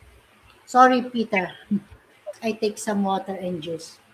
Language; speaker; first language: English; non-native, local second language; Filipino